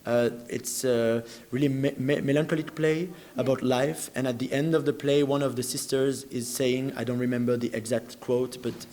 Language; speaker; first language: English; non-native, fluent; French